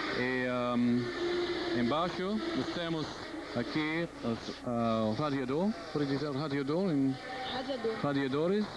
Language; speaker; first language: Portuguese; non-native, learner; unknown